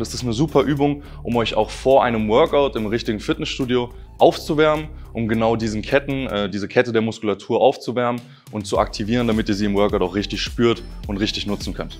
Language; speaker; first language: German; native; German